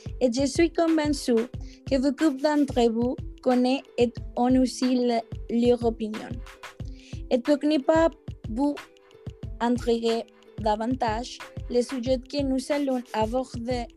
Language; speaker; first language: French; non-native, learner; Spanish